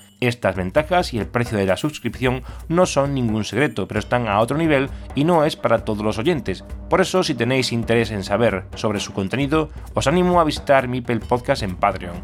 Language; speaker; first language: Spanish; native; Spanish